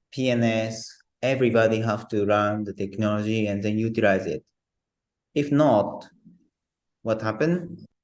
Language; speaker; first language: English; non-native, learner; Japanese